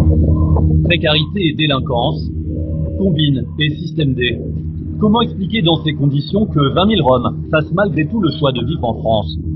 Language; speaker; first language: French; native; French